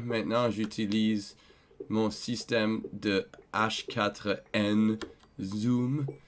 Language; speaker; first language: French; non-native, learner; English